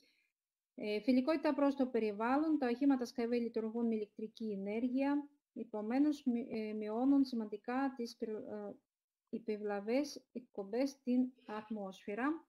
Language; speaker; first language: Greek; non-native, fluent; Russian